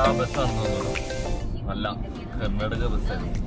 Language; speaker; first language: Malayalam; native; Malayalam